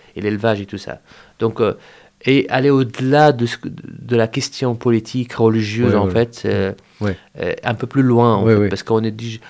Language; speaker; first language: French; non-native, fluent; Arabic